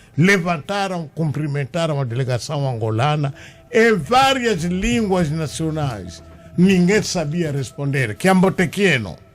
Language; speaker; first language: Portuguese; non-native, local second language; Kongo